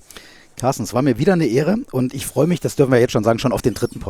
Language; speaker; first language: German; native; German